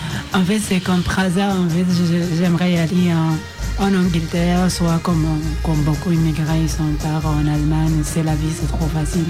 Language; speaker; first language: French; non-native, learner; Oromo